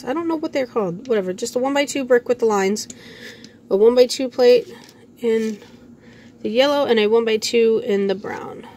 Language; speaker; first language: English; native; English